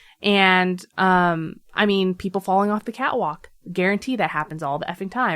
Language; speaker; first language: English; native; English